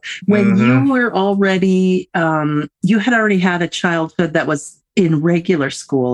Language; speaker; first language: English; native; English